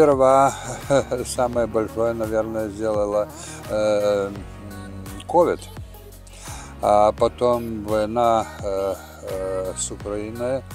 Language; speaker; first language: Russian; non-native, fluent; Lithuanian